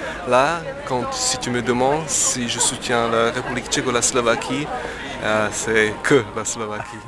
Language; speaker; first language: French; non-native, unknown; Slovak